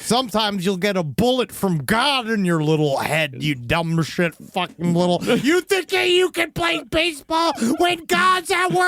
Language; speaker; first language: English; native; English